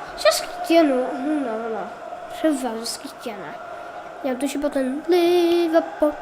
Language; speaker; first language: Welsh; native; Welsh